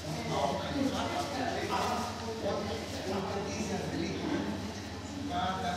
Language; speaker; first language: German; non-native, fluent; Turkish